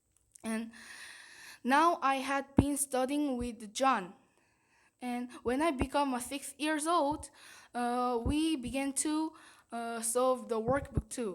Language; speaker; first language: English; non-native, learner; Korean